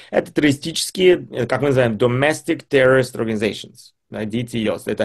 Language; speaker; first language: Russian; early bilingual, heritage; Russian